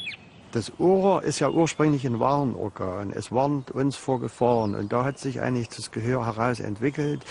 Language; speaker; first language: German; native; German